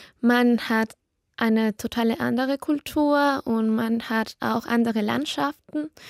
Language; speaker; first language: German; non-native, learner; Spanish